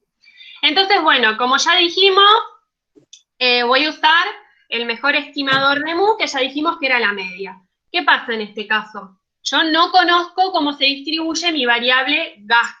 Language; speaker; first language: Spanish; native; Spanish